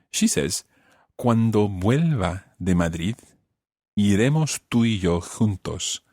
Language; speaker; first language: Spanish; non-native, fluent; English